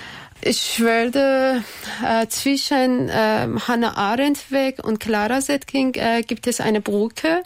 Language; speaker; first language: German; non-native, learner; Persian